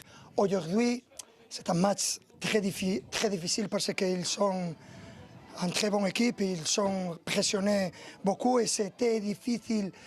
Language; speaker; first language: French; non-native, learner; Spanish